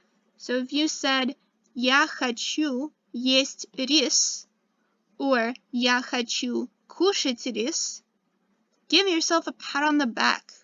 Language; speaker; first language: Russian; non-native, fluent; English